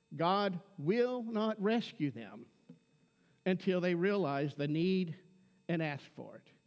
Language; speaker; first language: English; native; English